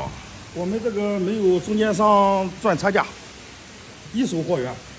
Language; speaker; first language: Chinese; native; Chinese